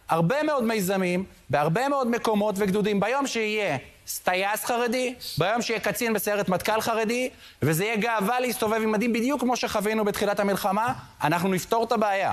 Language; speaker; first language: Hebrew; native; Hebrew